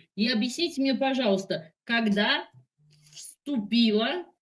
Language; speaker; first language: Russian; native; Russian